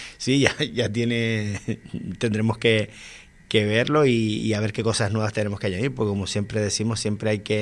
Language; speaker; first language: Spanish; native; Spanish